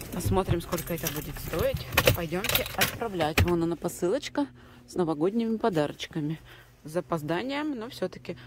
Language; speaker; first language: Russian; native; Russian